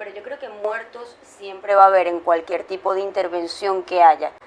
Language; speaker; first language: Spanish; native; Spanish